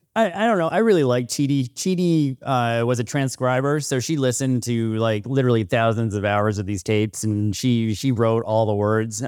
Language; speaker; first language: English; native; English